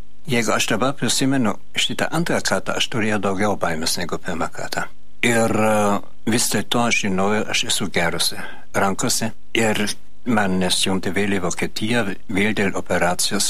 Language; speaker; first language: Lithuanian; non-native, fluent; German